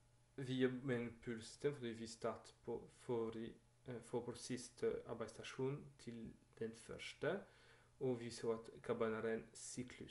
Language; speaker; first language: Norwegian; non-native, learner; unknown